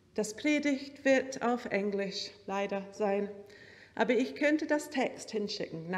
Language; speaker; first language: German; non-native, learner; English